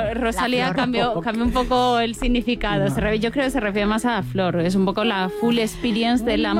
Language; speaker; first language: Spanish; native; Spanish